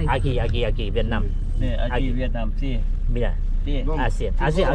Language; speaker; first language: Spanish; non-native, learner; Thai